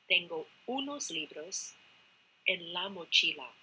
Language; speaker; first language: Spanish; non-native, fluent; English